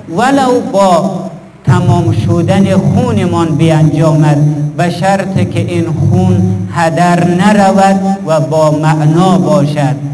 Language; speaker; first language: Persian; native; Persian